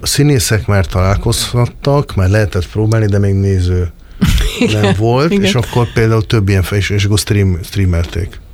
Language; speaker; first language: Hungarian; native; Hungarian